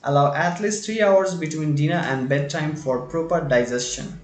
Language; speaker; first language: English; non-native, local second language; Bangla